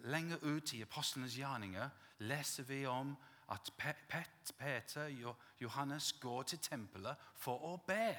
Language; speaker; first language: Norwegian; non-native, fluent; English